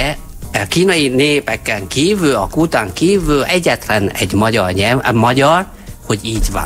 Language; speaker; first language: Hungarian; non-native, learner; Chinese